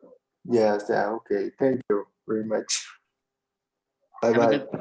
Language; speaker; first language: English; non-native, learner; Portuguese